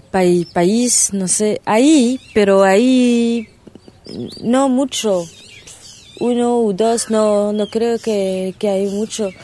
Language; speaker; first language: Spanish; non-native, learner; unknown